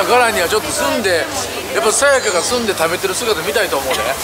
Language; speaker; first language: Japanese; native; Japanese